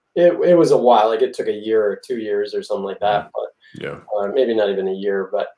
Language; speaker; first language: English; native; English